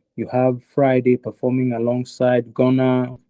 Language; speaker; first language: English; non-native, local second language; Yoruba